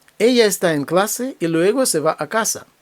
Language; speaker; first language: Spanish; non-native, fluent; Ukrainian